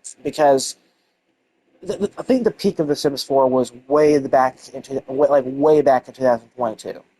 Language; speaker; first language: English; native; English